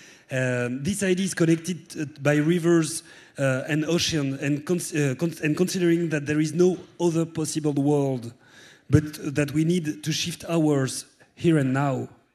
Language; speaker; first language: English; non-native, fluent; French